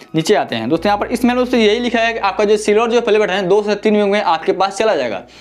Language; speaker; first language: Hindi; native; Hindi